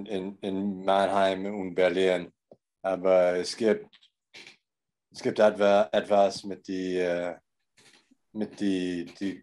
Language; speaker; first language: German; non-native, learner; English